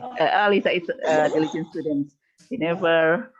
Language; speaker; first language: English; non-native, fluent; Indonesian